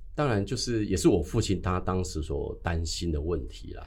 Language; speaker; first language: Chinese; native; Chinese